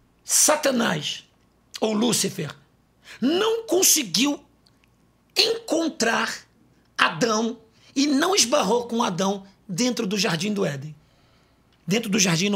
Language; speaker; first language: Portuguese; native; Portuguese